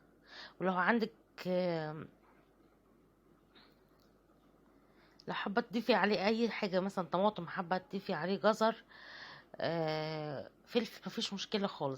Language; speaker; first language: Arabic; native; Arabic